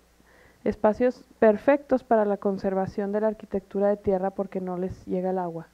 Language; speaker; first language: Spanish; native; Spanish